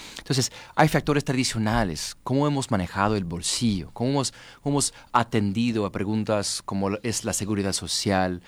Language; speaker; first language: Spanish; non-native, fluent; English